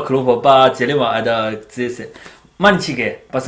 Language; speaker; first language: Russian; non-native, learner; Chinese